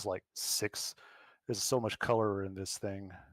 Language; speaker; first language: English; native; English